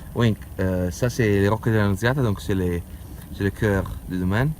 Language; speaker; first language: French; non-native, learner; Italian